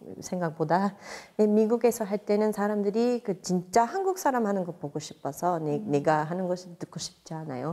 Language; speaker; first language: Korean; non-native, fluent; English